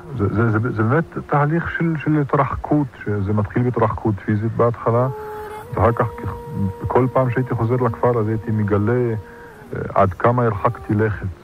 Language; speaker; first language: Hebrew; non-native, local second language; Arabic